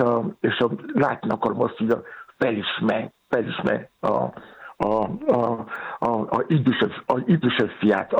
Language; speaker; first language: Hungarian; non-native, fluent; Yoruba